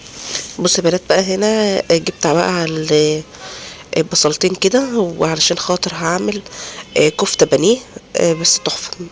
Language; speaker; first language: Arabic; native; Arabic